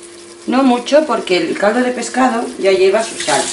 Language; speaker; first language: Spanish; native; Spanish